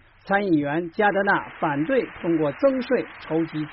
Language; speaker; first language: Chinese; native; Chinese